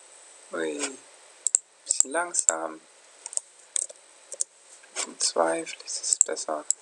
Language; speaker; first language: German; native; German